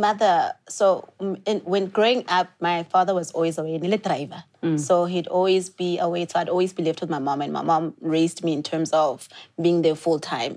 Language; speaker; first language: English; non-native, local second language; Southern Sotho